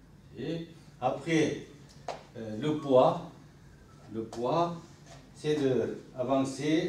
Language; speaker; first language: French; non-native, learner; Korean